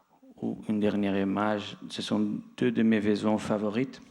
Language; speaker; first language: French; non-native, fluent; Portuguese